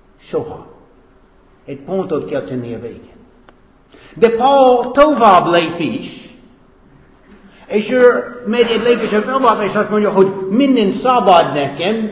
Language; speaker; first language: Hungarian; non-native, fluent; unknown